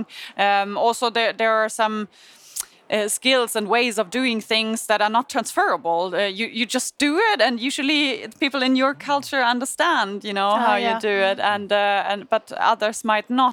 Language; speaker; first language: English; non-native, fluent; German